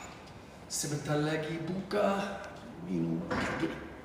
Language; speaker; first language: Indonesian; non-native, fluent; English